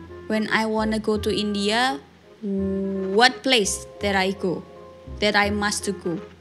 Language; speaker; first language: English; non-native, learner; Indonesian